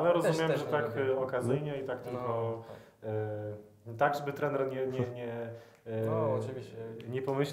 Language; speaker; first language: Polish; native; Polish